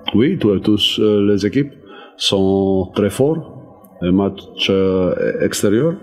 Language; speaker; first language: French; non-native, learner; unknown